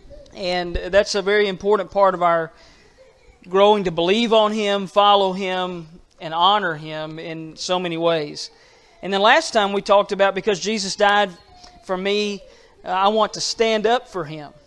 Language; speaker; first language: English; native; English